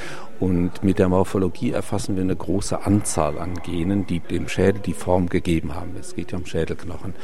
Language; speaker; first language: German; native; German